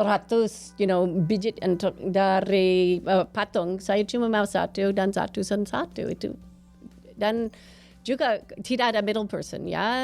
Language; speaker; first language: Indonesian; non-native, fluent; English